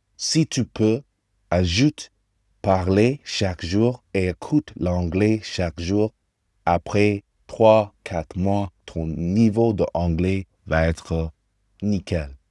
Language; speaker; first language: French; non-native, fluent; English